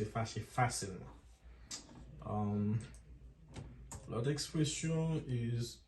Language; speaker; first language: French; non-native, local second language; Haitian Creole